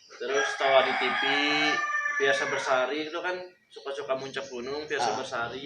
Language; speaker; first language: Indonesian; non-native, local second language; Sundanese